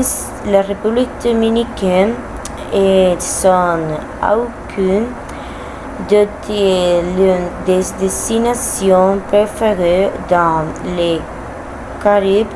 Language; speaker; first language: French; non-native, learner; Spanish